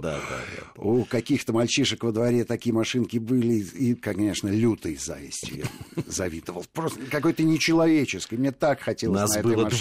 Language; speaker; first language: Russian; native; Russian